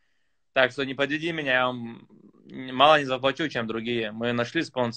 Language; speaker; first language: Russian; native; Russian